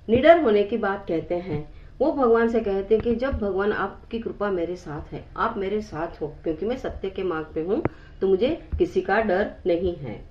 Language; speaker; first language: Hindi; non-native, local second language; Marathi